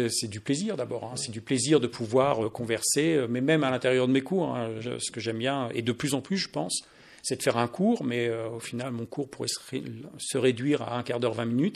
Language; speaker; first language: French; native; French